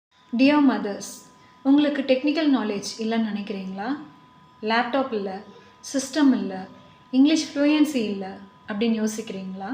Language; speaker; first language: Tamil; native; Tamil